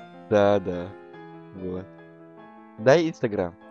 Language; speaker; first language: Russian; non-native, learner; Indonesian